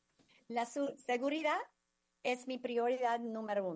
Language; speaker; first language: Spanish; non-native, fluent; English